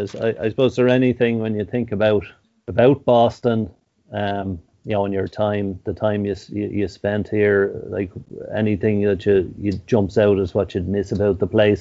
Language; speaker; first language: English; native; English